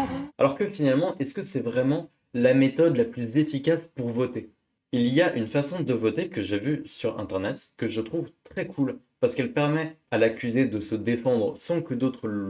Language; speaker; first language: French; native; French